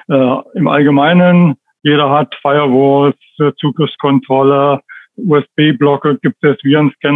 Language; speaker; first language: German; native; German